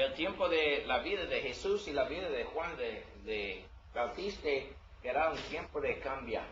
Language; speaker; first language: Spanish; non-native, learner; English